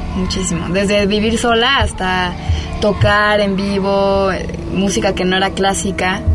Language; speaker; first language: Spanish; non-native, fluent; French